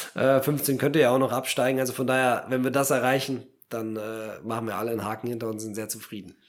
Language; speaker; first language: German; early bilingual, other home language; Polish